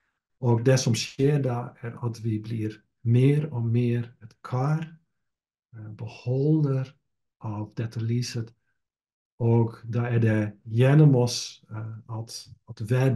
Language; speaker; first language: Norwegian; non-native, fluent; Dutch